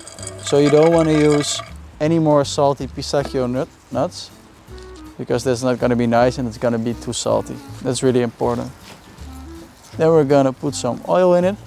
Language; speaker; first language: English; non-native, fluent; Dutch